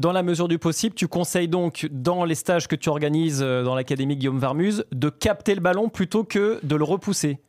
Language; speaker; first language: French; native; French